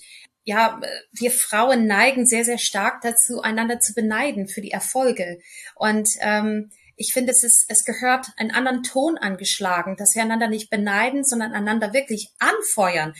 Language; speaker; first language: German; non-native, fluent; English